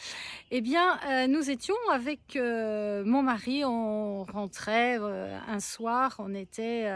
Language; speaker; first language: French; native; French